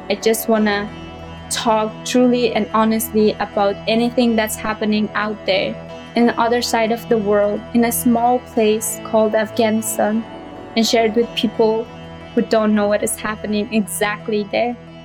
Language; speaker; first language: English; non-native, fluent; Persian